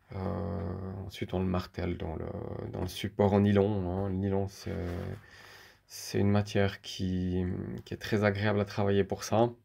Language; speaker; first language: French; native; French